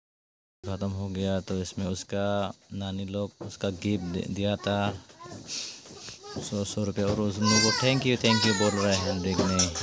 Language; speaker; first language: Hindi; non-native, local second language; Nepali